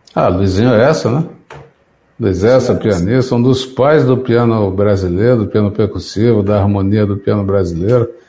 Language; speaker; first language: Portuguese; native; Portuguese